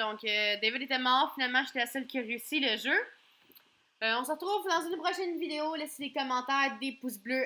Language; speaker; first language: French; native; French